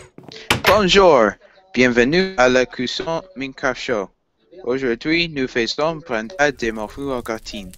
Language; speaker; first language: French; non-native, learner; English